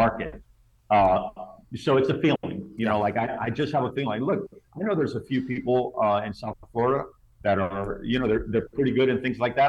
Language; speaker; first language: English; native; English